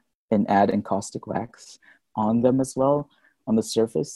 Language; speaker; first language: English; non-native, local second language; Filipino